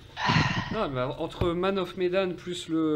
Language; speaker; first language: French; native; French